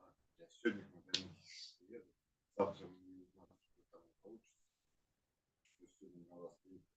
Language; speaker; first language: Russian; native; Russian